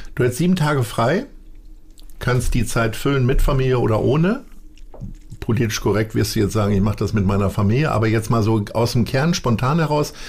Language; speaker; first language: German; native; German